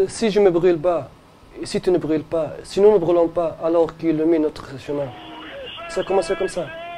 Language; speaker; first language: French; non-native, local second language; Arabic